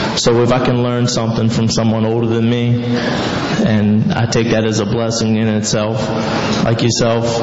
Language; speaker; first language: English; native; English